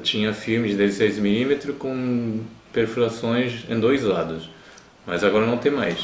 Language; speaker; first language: Portuguese; non-native, fluent; Japanese